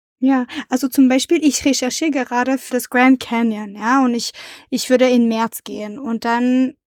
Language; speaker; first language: German; non-native, learner; French